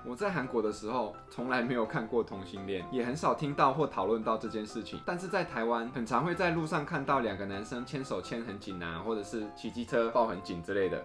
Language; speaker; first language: Chinese; non-native, fluent; Korean